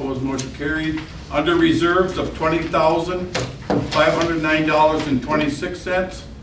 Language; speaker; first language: English; native; English